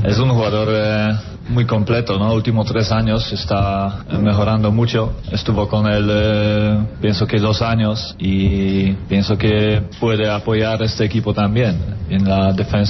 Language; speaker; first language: Spanish; non-native, learner; Polish